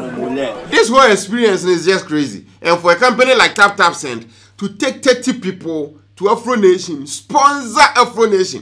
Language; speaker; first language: English; non-native, local second language; Akan